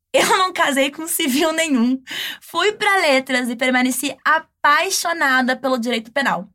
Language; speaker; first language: Portuguese; native; Portuguese